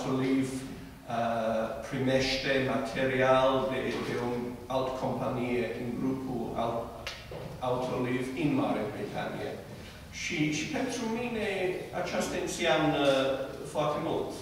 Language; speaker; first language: Romanian; non-native, fluent; English